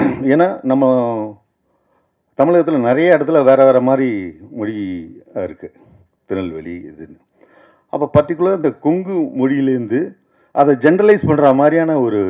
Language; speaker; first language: Tamil; native; Tamil